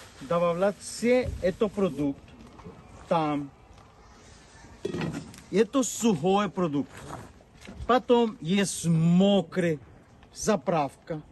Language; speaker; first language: Russian; non-native, learner; Spanish